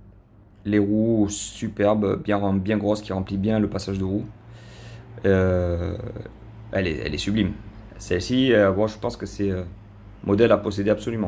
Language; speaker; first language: French; native; French